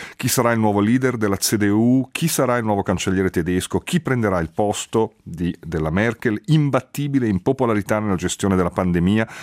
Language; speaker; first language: Italian; native; Italian